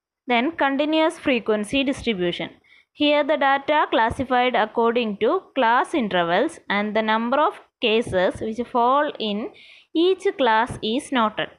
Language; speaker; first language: English; non-native, local second language; Malayalam